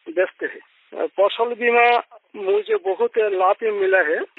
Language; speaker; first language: Hindi; non-native, local second language; Bangla